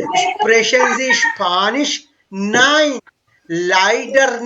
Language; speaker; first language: German; non-native, learner; Hindi